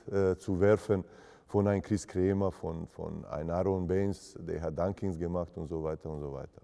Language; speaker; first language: German; non-native, fluent; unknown